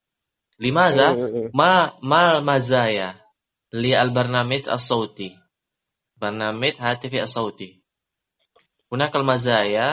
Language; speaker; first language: Arabic; non-native, learner; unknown